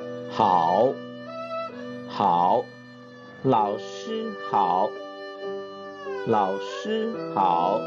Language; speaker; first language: Chinese; non-native, fluent; Indonesian